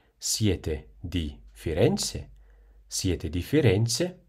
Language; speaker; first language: Italian; non-native, fluent; Russian